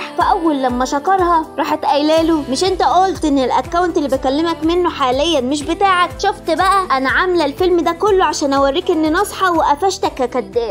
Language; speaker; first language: Arabic; native; Arabic